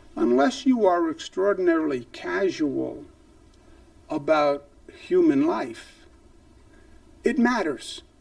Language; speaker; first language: English; native; English